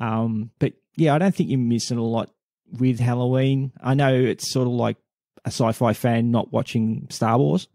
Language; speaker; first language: English; native; English